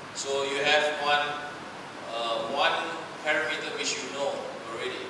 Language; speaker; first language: English; non-native, local second language; Chinese